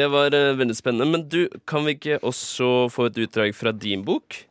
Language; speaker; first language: Norwegian; native; Norwegian